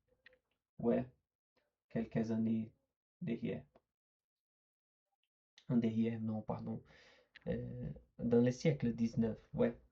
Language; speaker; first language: French; non-native, learner; Portuguese